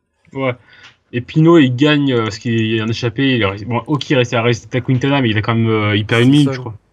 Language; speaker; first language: French; native; French